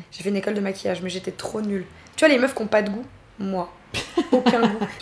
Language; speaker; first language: French; native; French